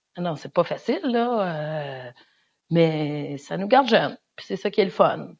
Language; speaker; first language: French; native; French